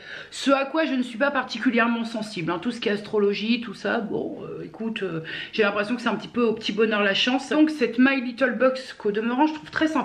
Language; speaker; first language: French; native; French